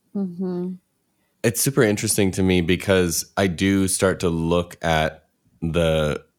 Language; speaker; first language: English; native; English